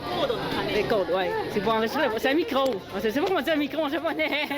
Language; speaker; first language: French; native; French